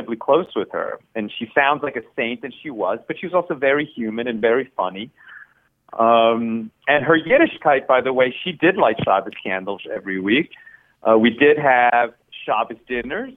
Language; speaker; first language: English; early bilingual, other home language; Spanish